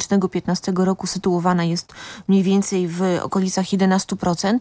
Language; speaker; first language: Polish; native; Polish